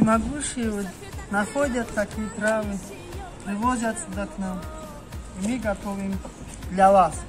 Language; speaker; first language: Russian; non-native, local second language; Tajik